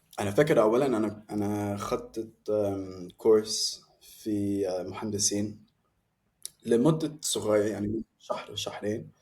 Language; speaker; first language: Egyptian Arabic; non-native, fluent; English